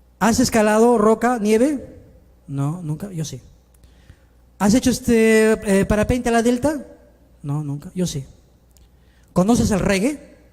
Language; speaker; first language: Spanish; native; Spanish